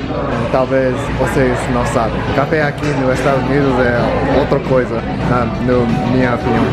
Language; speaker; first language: Portuguese; non-native, learner; English